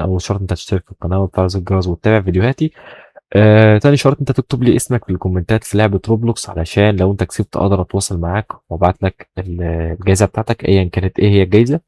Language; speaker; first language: Arabic; native; Arabic